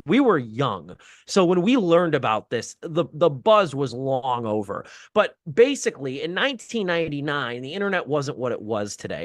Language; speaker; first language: English; native; English